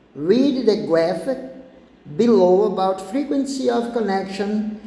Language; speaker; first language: English; non-native, fluent; Portuguese